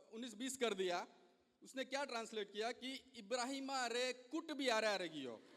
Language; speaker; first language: Hindi; non-native, local second language; Gujarati